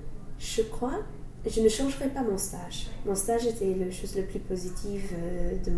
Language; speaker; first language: French; non-native, fluent; English